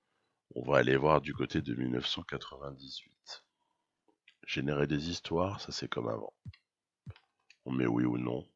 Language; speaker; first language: French; native; French